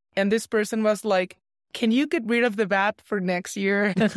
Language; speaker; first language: English; non-native, fluent; Spanish